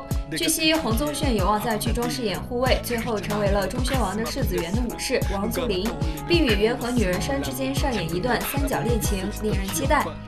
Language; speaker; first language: Chinese; native; Chinese